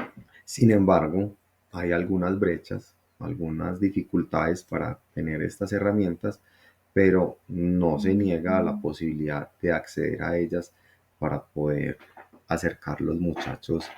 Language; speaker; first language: Spanish; native; Spanish